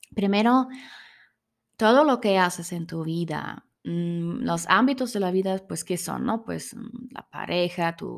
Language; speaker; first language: Spanish; non-native, fluent; German